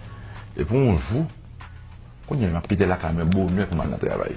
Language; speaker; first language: Haitian Creole; native; Haitian Creole